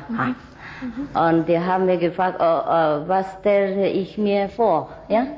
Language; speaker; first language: German; non-native, learner; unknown